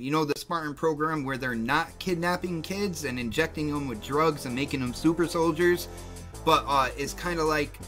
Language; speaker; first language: English; native; English